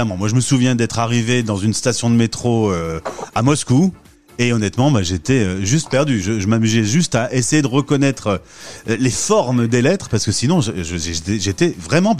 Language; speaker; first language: French; native; French